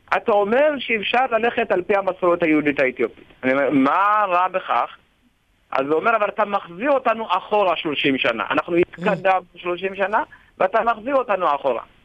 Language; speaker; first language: Hebrew; early bilingual, other home language; Amharic